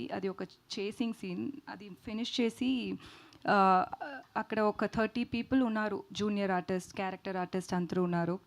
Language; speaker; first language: Telugu; non-native, learner; Tamil